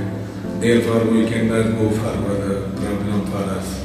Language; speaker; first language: English; non-native, learner; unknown